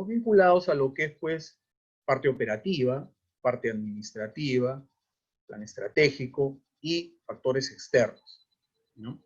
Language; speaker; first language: Spanish; native; Spanish